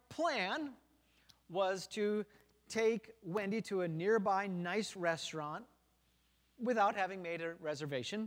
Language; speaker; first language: English; native; English